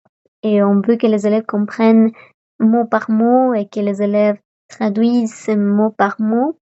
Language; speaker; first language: French; non-native, fluent; Spanish